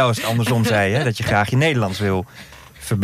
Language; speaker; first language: Dutch; native; Dutch